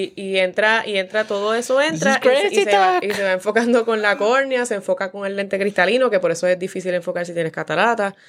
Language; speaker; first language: Spanish; native; Spanish